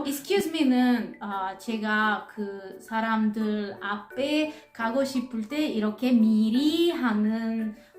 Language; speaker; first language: Korean; non-native, learner; Italian